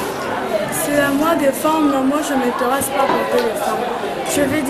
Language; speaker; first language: French; non-native, local second language; Lingala